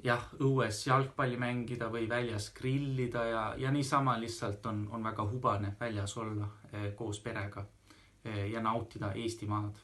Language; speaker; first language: Estonian; early bilingual, heritage; Estonian